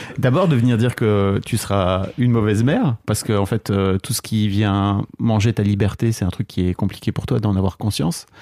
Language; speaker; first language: French; native; French